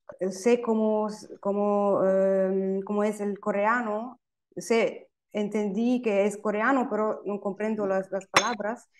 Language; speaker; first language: Spanish; non-native, fluent; German